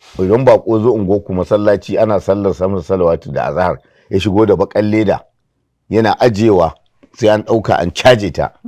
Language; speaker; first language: Hausa; native; Hausa